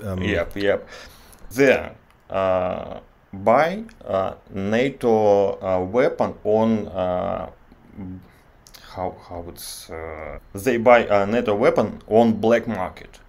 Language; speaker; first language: English; non-native, learner; Russian